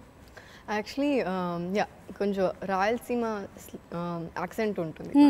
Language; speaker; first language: Telugu; non-native, fluent; Malayalam